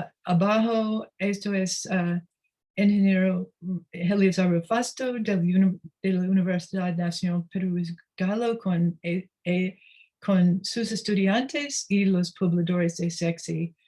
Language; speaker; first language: Spanish; non-native, learner; English